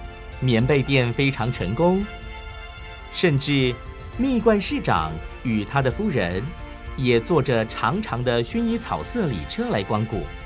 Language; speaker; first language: Chinese; native; Chinese